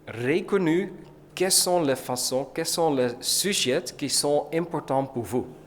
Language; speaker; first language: French; non-native, learner; Dutch